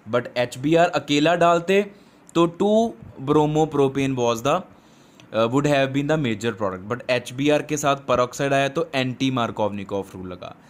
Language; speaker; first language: Hindi; non-native, local second language; Punjabi